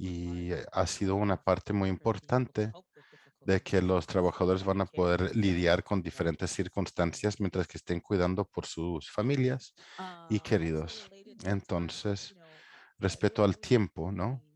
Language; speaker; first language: Spanish; non-native, fluent; English